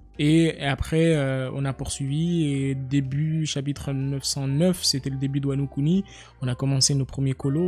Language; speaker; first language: French; native; French